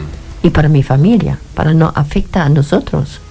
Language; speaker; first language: Spanish; non-native, fluent; German